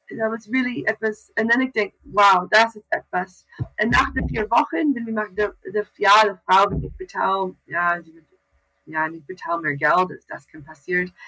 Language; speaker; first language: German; non-native, learner; English